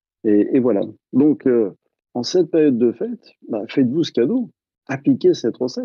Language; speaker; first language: French; native; French